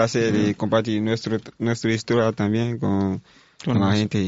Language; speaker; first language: Spanish; non-native, learner; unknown